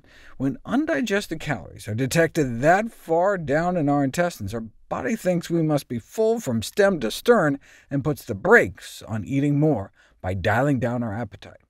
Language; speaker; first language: English; native; English